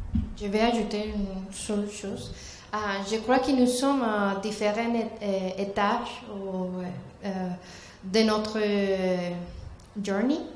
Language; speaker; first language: French; non-native, learner; Spanish